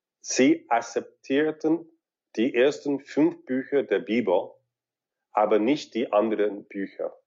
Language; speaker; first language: German; non-native, fluent; English